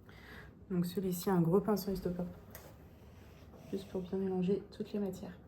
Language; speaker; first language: French; native; French